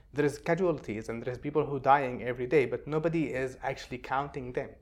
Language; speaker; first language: English; non-native, fluent; Arabic